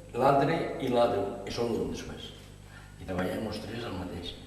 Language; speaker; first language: Catalan; native; Catalan